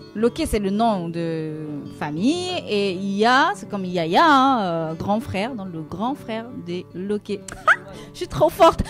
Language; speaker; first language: French; non-native, local second language; Sango